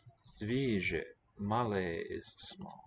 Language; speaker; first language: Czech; non-native, learner; English